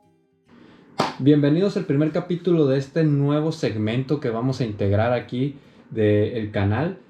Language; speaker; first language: Spanish; native; Spanish